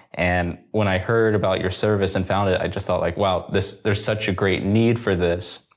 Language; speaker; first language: English; native; English